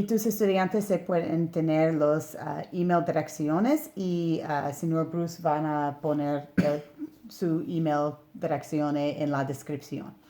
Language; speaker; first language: Spanish; non-native, learner; English